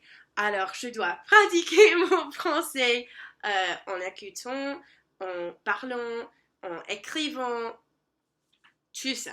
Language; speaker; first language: French; non-native, learner; English